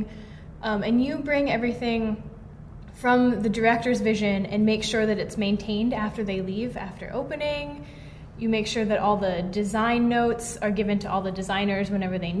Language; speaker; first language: English; native; English